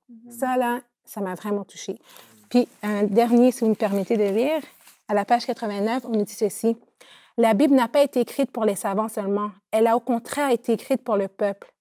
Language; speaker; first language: French; native; French